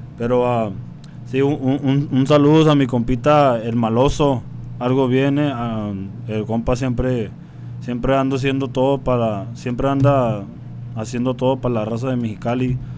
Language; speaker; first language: Spanish; early bilingual, heritage; Spanish